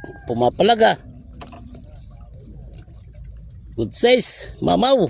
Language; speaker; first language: Filipino; native; Filipino